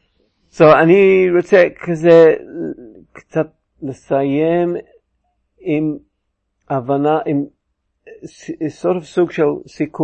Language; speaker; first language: Hebrew; non-native, fluent; English